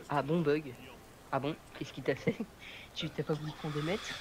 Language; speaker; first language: French; native; French